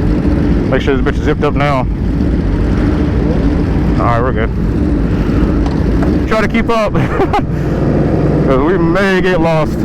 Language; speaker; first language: English; native; English